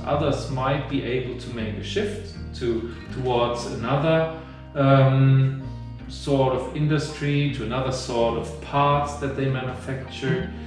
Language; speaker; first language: English; non-native, fluent; German